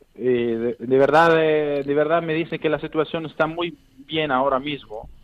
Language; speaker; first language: Spanish; non-native, learner; Arabic